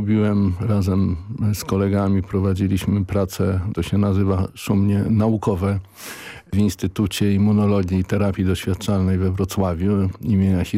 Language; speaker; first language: Polish; native; Polish